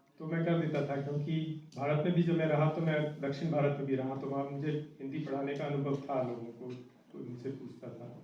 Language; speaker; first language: Hindi; native; Hindi